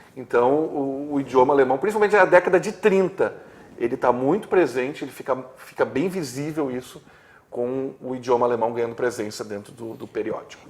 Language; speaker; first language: Portuguese; native; Portuguese